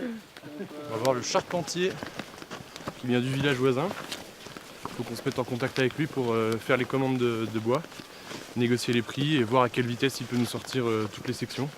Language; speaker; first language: French; native; French